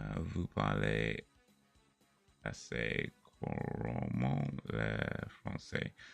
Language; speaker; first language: French; non-native, learner; English